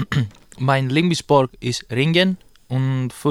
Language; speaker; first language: German; non-native, learner; Greek